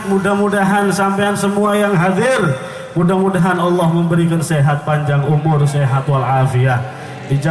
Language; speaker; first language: Indonesian; non-native, local second language; Javanese